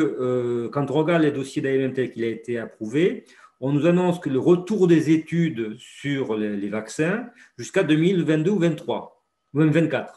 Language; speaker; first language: French; native; French